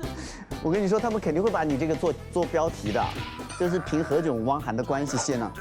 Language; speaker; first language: Chinese; native; Chinese